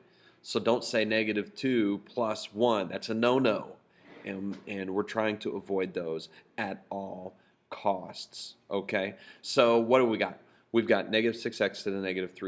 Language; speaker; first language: English; native; English